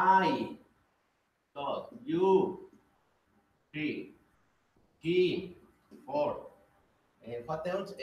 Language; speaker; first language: English; non-native, learner; Spanish